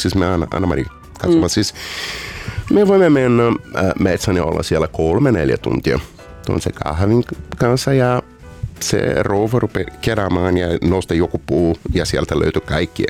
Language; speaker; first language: Finnish; non-native, learner; Portuguese